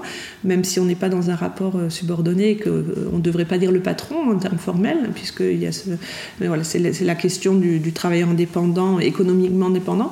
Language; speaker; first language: French; native; French